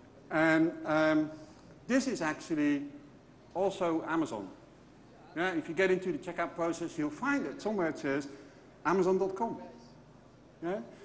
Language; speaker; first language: English; non-native, fluent; Dutch